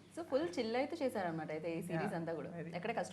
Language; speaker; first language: Telugu; native; Telugu